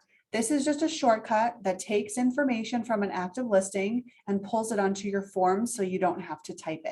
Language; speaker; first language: English; native; English